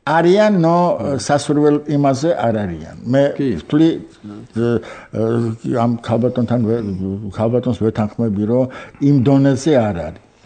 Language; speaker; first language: Georgian; non-native, local second language; Armenian